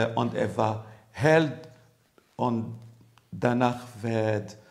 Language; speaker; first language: German; non-native, learner; Arabic